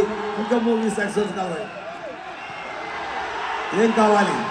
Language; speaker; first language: Telugu; non-native, learner; Tamil